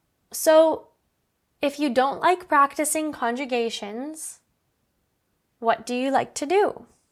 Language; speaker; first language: English; native; English